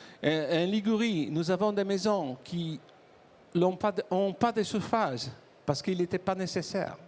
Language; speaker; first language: French; non-native, learner; Italian